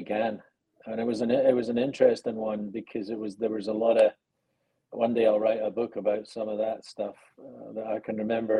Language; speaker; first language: English; native; English